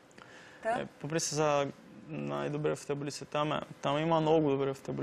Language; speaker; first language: Bulgarian; non-native, learner; Portuguese